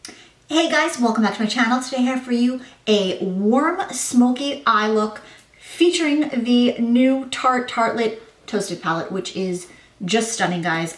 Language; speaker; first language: English; native; English